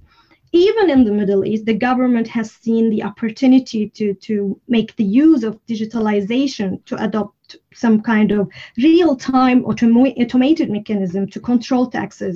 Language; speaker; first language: English; non-native, fluent; Arabic